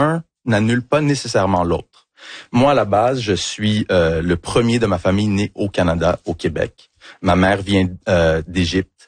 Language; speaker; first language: French; early bilingual, other home language; English